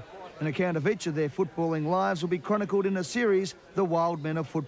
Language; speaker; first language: English; native; English